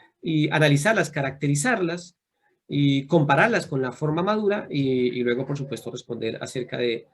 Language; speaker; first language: Spanish; native; Spanish